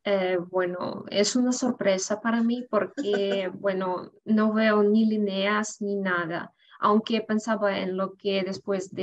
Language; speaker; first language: Spanish; non-native, fluent; Russian